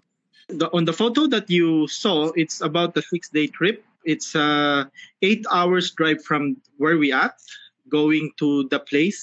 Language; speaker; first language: English; non-native, local second language; Filipino